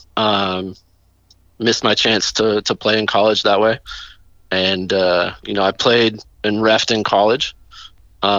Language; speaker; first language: English; native; English